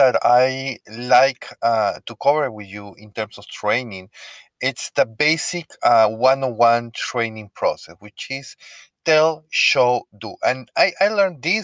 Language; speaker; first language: English; non-native, fluent; Spanish